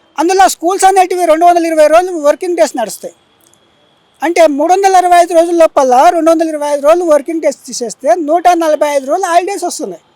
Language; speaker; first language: Telugu; native; Telugu